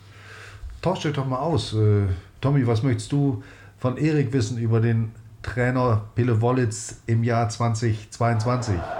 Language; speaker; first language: German; native; German